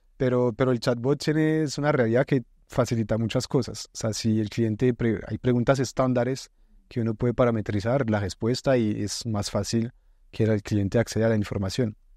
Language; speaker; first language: Spanish; non-native, fluent; French